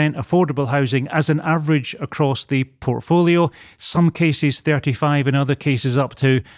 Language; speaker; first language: English; native; English